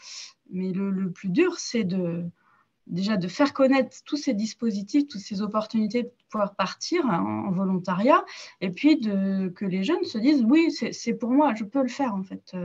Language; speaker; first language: French; native; French